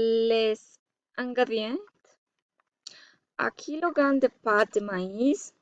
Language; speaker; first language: French; non-native, learner; Spanish